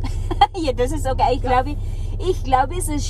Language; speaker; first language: German; non-native, learner; Filipino